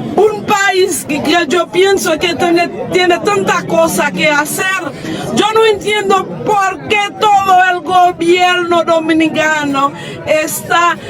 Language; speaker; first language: Spanish; non-native, fluent; Haitian Creole